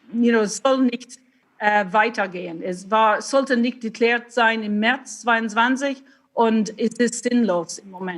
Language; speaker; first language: German; non-native, fluent; English